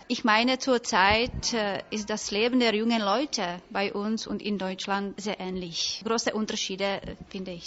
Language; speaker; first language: German; non-native, fluent; Czech